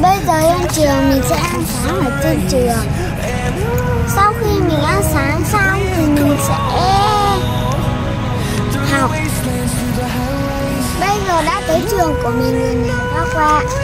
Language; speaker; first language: Vietnamese; early bilingual, heritage; Vietnamese